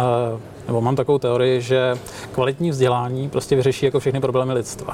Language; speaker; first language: Czech; native; Czech